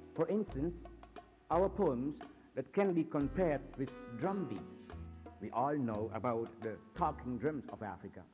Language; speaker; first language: English; non-native, fluent; Papiamento